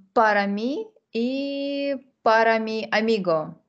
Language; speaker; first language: Spanish; non-native, learner; Russian